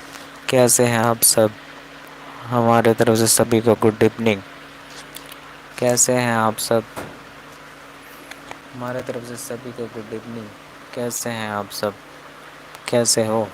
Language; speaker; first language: Hindi; non-native, local second language; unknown